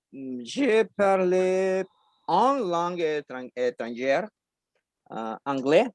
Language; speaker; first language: French; non-native, learner; Spanish